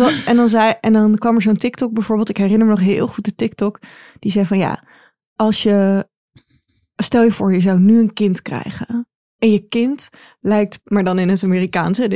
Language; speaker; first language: Dutch; native; Dutch